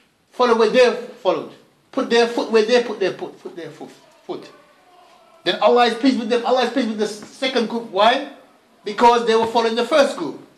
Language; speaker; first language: English; native; English